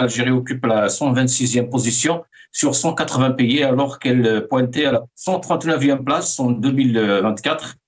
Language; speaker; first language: French; non-native, local second language; Arabic